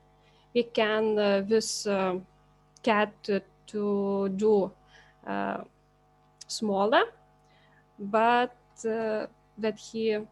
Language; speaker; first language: English; non-native, learner; Lithuanian